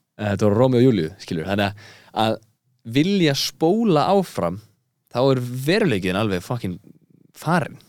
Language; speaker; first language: Icelandic; early bilingual, heritage; Icelandic